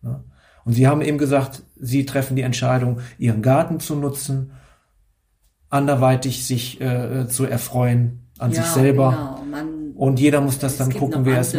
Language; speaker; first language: German; native; German